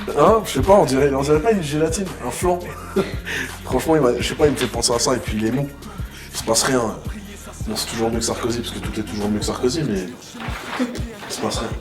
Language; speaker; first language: French; native; French